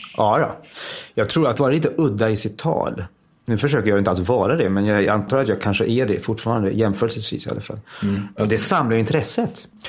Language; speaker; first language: Swedish; early bilingual, heritage; Swedish